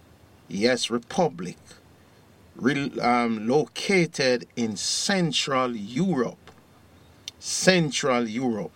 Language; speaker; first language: English; native; English